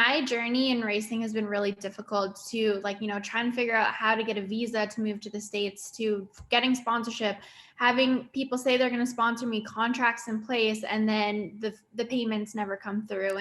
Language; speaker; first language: English; native; English